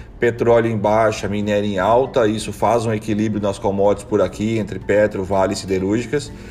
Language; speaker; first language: Portuguese; native; Portuguese